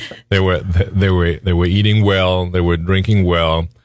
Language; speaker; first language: English; non-native, fluent; German